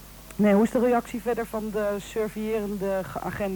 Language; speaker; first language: Dutch; native; Dutch